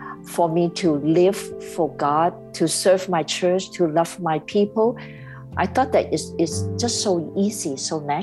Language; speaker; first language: English; non-native, local second language; Cantonese